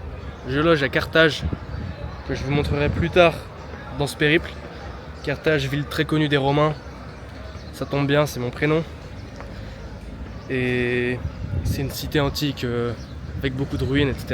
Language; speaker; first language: French; native; French